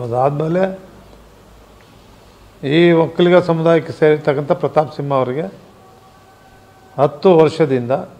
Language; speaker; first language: Kannada; native; Kannada